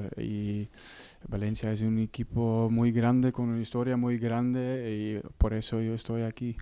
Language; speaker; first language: Spanish; non-native, learner; Dutch